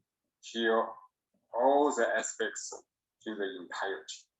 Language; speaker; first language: English; non-native, learner; Chinese